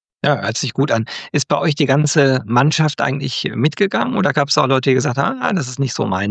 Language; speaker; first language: German; native; German